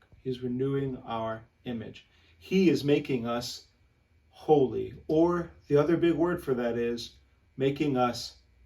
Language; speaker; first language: English; native; English